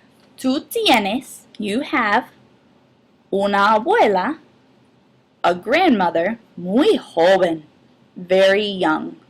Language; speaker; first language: Spanish; non-native, fluent; English